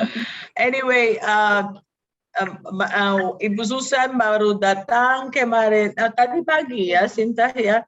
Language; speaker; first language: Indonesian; non-native, learner; Filipino